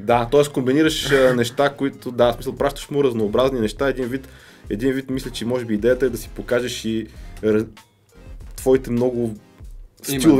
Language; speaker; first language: Bulgarian; native; Bulgarian